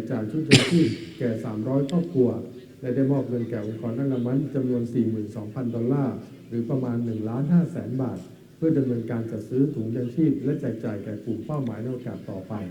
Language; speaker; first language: Thai; native; Thai